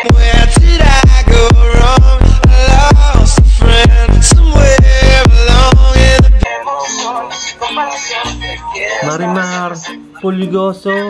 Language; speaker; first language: English; non-native, local second language; Filipino